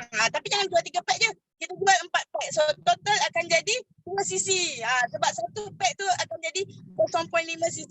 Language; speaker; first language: Malay; native; Malay